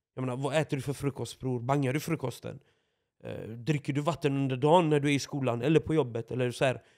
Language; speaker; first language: Swedish; native; Swedish